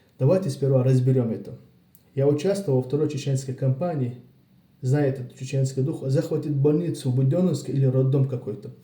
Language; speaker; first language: Russian; non-native, local second language; Chechen